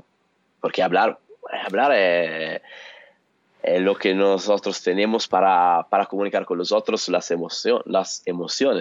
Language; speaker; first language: Spanish; non-native, learner; Italian